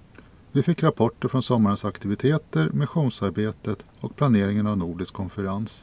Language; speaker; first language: Swedish; native; Swedish